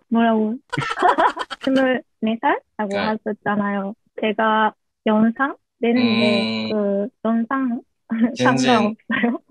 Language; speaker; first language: Korean; non-native, learner; Japanese